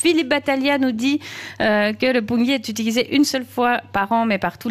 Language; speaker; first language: French; native; French